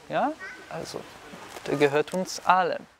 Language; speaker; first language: German; non-native, fluent; Hebrew